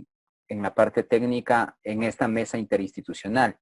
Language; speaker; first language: Spanish; native; Spanish